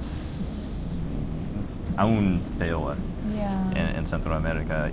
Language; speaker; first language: Spanish; non-native, fluent; English